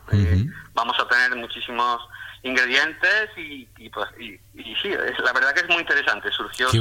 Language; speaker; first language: Spanish; native; Spanish